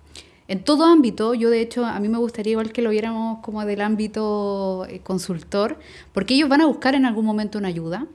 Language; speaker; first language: Spanish; native; Spanish